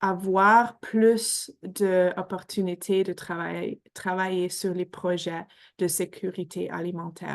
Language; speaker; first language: French; non-native, fluent; English